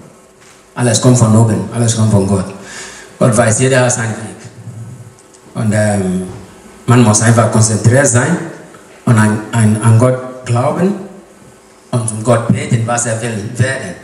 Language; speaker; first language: German; non-native, learner; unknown